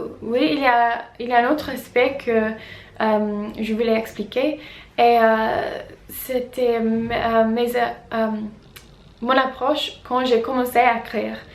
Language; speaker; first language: French; non-native, fluent; English